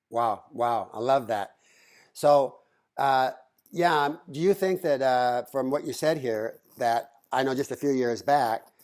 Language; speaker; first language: English; native; English